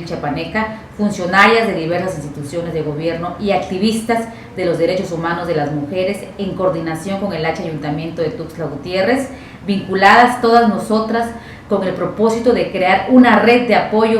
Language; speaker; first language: Spanish; native; Spanish